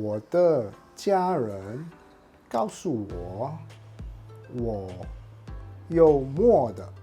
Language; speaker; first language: Chinese; non-native, learner; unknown